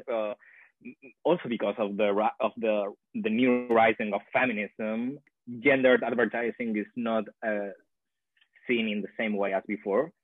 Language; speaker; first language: English; non-native, fluent; Spanish